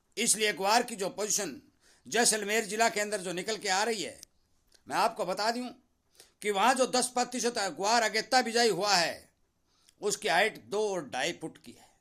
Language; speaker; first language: Hindi; native; Hindi